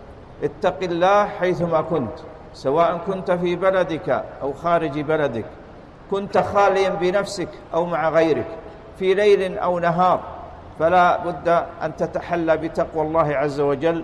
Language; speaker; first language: Arabic; native; Arabic